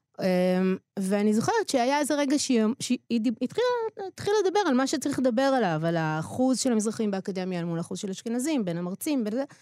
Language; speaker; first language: Hebrew; native; Hebrew